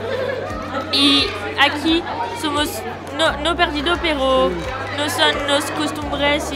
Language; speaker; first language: Spanish; non-native, learner; French